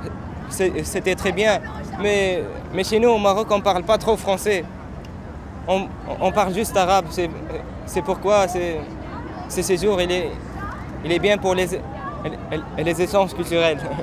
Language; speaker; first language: French; non-native, local second language; Arabic